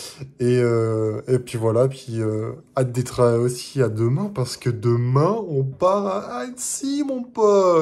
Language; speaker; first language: French; native; French